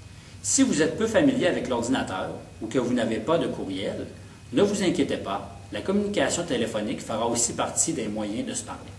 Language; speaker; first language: French; native; French